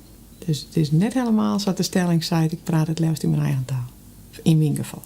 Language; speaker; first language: Dutch; native; Dutch